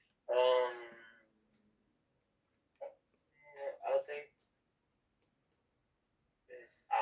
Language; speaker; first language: English; non-native, learner; Japanese